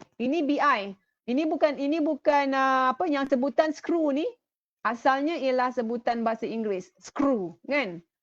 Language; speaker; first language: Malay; native; Malay